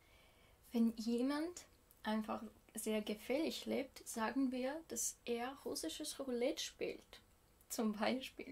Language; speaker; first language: German; non-native, fluent; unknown